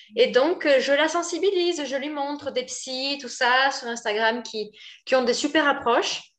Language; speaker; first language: French; native; French